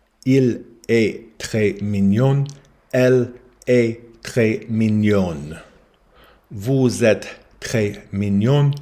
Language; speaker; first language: French; non-native, learner; English